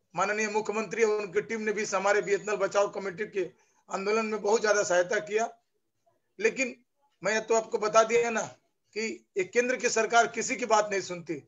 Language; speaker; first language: Hindi; non-native, local second language; Bangla